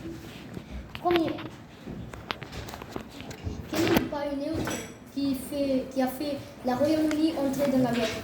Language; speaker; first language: French; non-native, learner; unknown